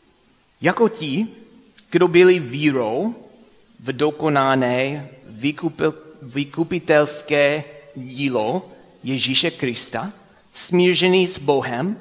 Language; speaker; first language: Czech; non-native, fluent; English